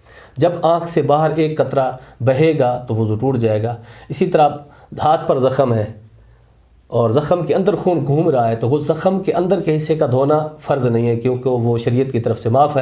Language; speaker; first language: Urdu; native; Urdu